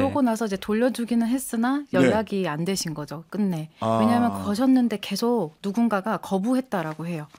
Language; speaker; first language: Korean; native; Korean